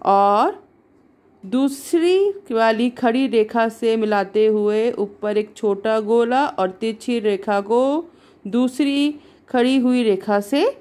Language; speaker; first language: Hindi; native; Hindi